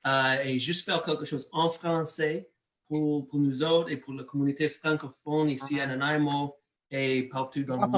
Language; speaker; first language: French; non-native, learner; English